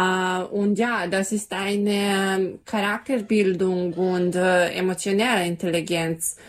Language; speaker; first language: German; non-native, learner; Serbian